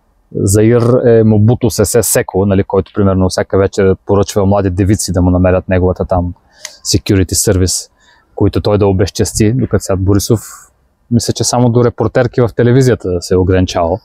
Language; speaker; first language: Bulgarian; native; Bulgarian